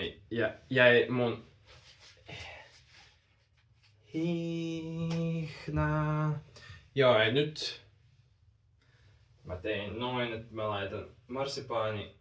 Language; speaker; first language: Finnish; non-native, fluent; Russian